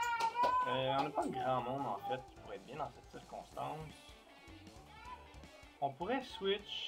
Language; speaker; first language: French; native; French